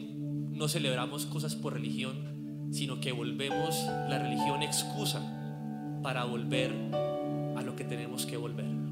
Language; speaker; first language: Spanish; native; Spanish